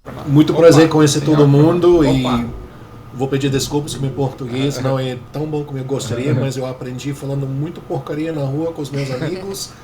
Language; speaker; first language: Portuguese; non-native, fluent; English